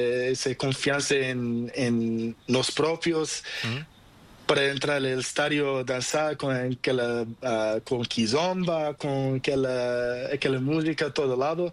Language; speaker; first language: Spanish; non-native, learner; Portuguese